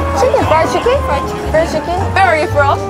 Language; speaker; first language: English; non-native, learner; Korean